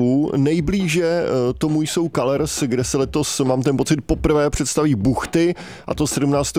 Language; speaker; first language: Czech; native; Czech